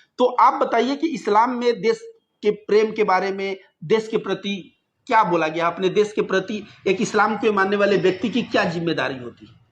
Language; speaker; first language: Hindi; native; Hindi